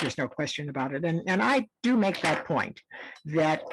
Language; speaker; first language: English; native; English